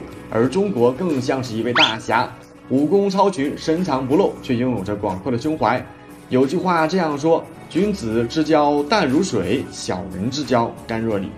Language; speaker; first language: Chinese; native; Chinese